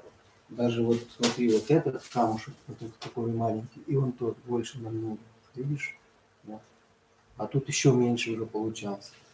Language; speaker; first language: Russian; native; Russian